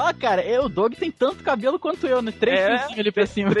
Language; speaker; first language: Portuguese; native; Portuguese